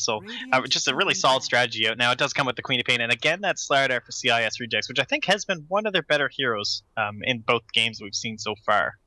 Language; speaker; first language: English; native; English